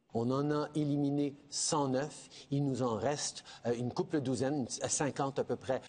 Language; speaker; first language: French; early bilingual, heritage; French